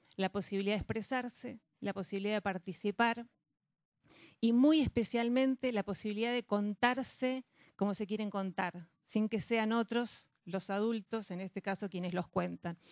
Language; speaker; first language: Spanish; native; Spanish